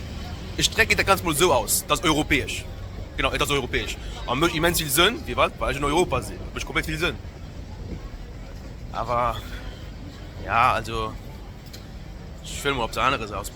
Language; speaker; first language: German; non-native, local second language; Luxembourgish